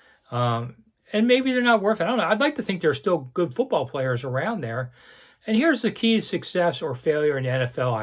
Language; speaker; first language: English; native; English